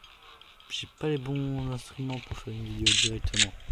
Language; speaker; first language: French; native; French